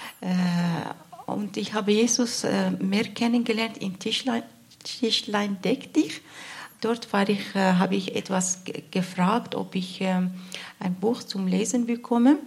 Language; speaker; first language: German; non-native, learner; Arabic